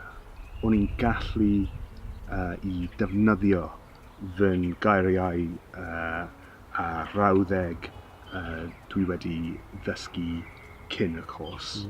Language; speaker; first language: Welsh; non-native, learner; English